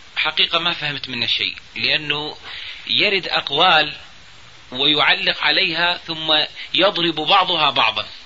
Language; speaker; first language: Arabic; native; Arabic